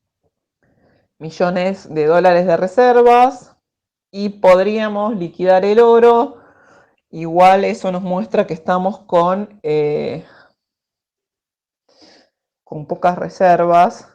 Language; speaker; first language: Spanish; native; Spanish